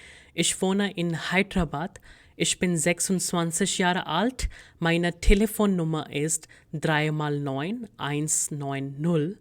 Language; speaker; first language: German; non-native, fluent; Hindi